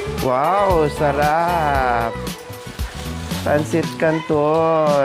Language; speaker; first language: Filipino; native; Filipino